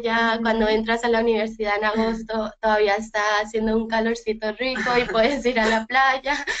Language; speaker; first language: Spanish; early bilingual, heritage; Spanish